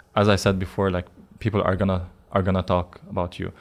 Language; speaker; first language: English; non-native, fluent; Arabic